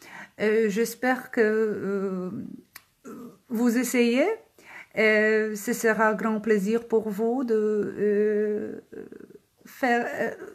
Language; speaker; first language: French; non-native, learner; Polish